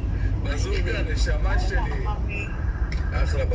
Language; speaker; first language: Hebrew; native; Hebrew